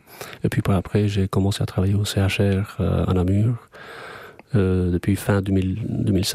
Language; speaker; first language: French; non-native, fluent; Albanian